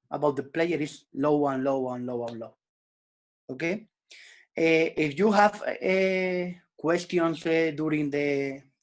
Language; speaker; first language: English; non-native, learner; Spanish